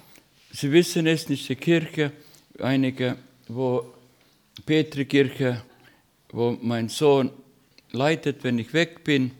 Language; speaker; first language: German; non-native, learner; Estonian